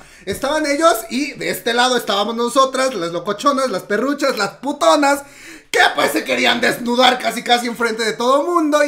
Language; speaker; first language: Spanish; native; Spanish